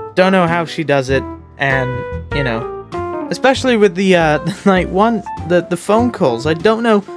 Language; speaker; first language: English; native; English